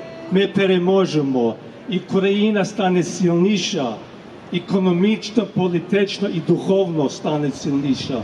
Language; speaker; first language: Ukrainian; early bilingual, heritage; Ukrainian